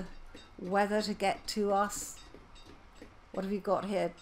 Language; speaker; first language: English; native; English